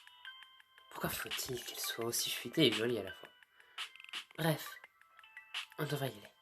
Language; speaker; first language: French; native; French